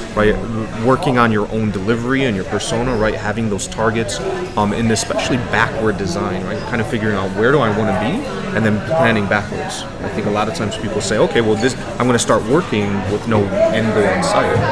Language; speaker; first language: English; native; English